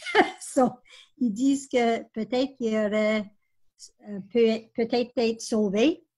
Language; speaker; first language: French; native; French